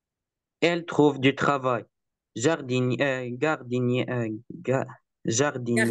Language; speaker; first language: French; non-native, learner; Arabic